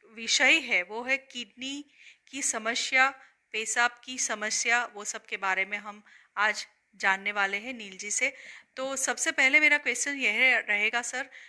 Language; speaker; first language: Hindi; non-native, local second language; Gujarati